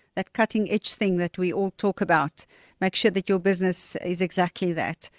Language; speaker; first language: English; non-native, local second language; Afrikaans